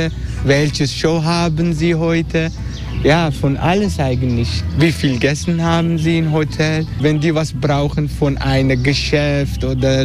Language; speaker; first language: German; non-native, learner; Turkish